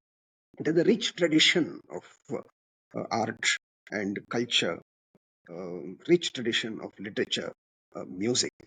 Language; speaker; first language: English; non-native, local second language; Kannada